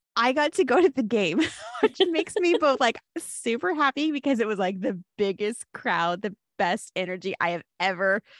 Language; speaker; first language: English; native; English